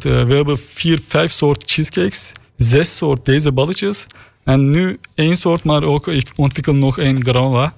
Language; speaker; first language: Dutch; non-native, learner; Turkish